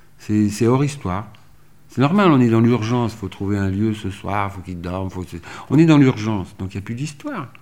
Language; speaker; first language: French; native; French